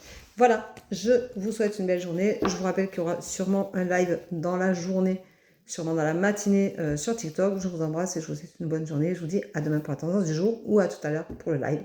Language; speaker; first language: French; native; French